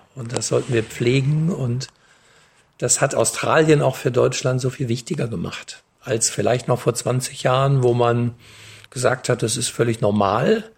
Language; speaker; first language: German; native; German